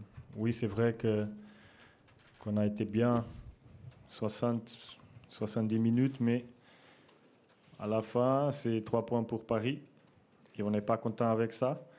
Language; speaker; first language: French; non-native, fluent; Portuguese